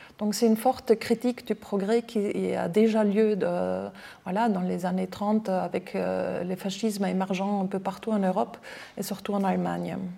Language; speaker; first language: French; non-native, fluent; German